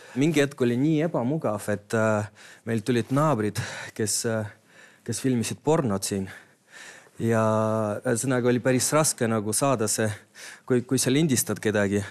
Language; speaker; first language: Estonian; non-native, local second language; Russian